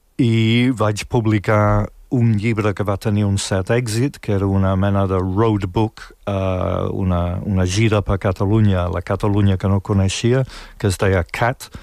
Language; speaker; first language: Catalan; non-native, fluent; English